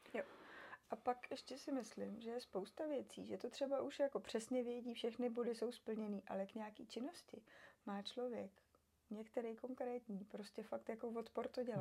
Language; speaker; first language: Czech; native; Czech